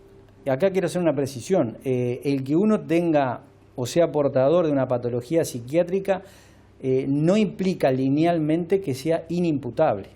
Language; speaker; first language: Spanish; native; Spanish